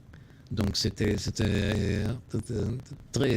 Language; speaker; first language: French; non-native, learner; Hebrew